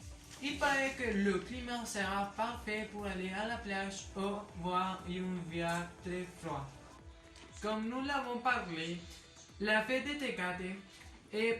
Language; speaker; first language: French; non-native, learner; Spanish